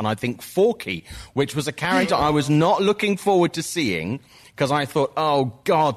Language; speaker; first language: English; native; English